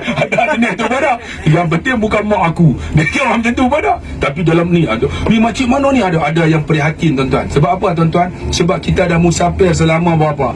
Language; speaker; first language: Malay; native; Malay